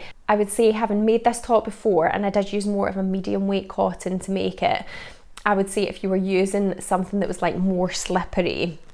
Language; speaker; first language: English; native; English